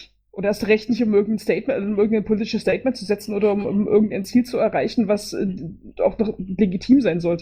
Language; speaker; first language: German; native; German